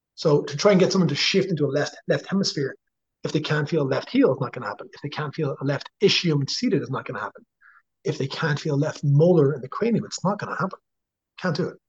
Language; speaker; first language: English; native; English